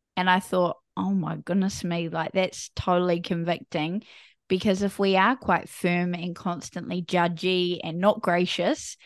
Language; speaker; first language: English; native; English